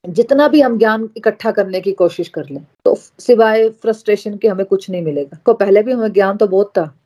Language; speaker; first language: Hindi; native; Hindi